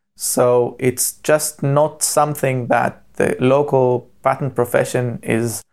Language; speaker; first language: English; non-native, fluent; Hebrew